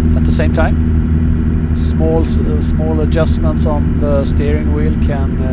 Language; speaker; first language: English; non-native, fluent; Swedish